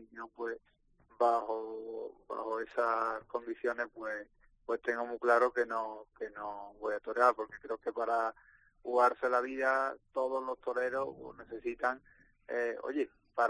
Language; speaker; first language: Spanish; native; Spanish